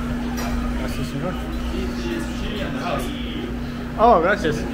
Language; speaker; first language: Spanish; non-native, learner; English